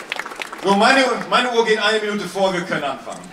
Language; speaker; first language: German; native; German